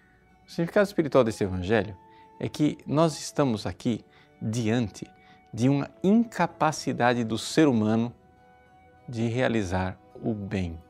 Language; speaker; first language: Portuguese; native; Portuguese